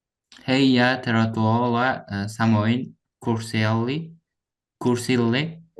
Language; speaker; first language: Finnish; non-native, learner; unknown